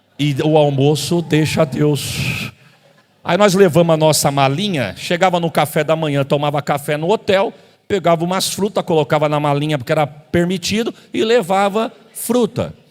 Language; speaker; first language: Portuguese; native; Portuguese